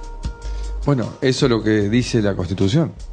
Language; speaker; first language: Spanish; native; Spanish